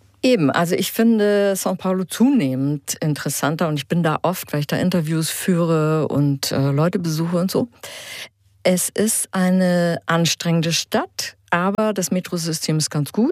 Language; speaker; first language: German; early bilingual, heritage; German